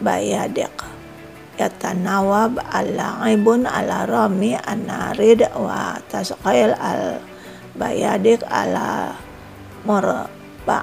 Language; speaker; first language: Arabic; non-native, fluent; Indonesian